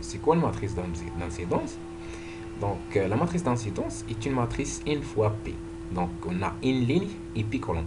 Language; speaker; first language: French; non-native, local second language; Arabic